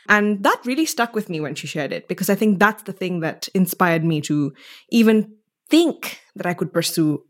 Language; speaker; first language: English; native; English